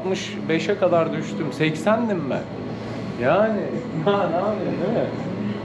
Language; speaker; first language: Turkish; native; Turkish